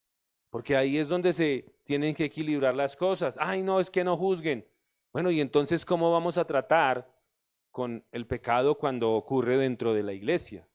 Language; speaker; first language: Spanish; native; Spanish